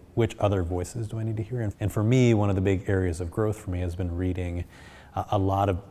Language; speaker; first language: English; early bilingual, other home language; Spanish